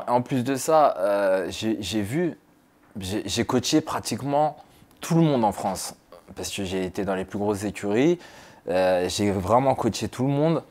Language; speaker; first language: French; native; French